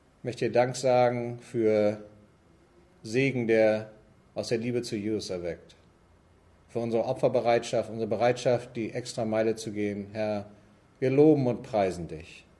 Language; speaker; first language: German; native; German